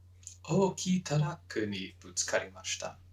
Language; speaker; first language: Japanese; non-native, learner; English